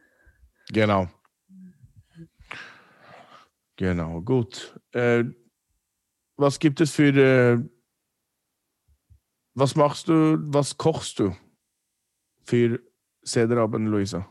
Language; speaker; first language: German; non-native, fluent; English